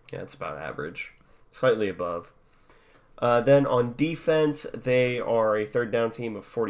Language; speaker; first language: English; native; English